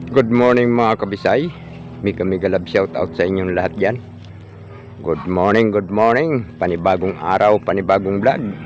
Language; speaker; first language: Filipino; non-native, local second language; Cebuano